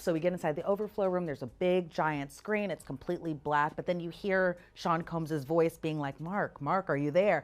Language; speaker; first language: English; native; English